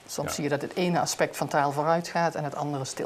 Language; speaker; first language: Dutch; native; Dutch